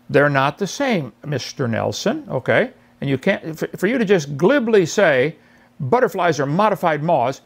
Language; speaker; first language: English; native; English